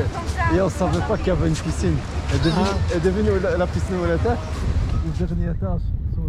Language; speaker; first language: French; early bilingual, other home language; Polish